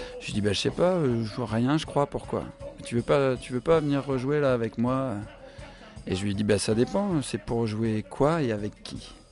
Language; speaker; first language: French; native; French